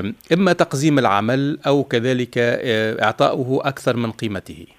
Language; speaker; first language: Arabic; native; Arabic